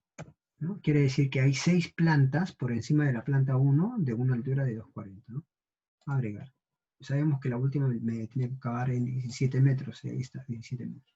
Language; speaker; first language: Spanish; native; Spanish